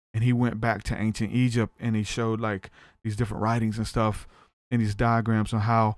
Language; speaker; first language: English; native; English